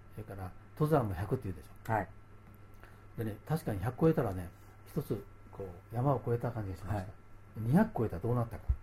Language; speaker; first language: Japanese; native; Japanese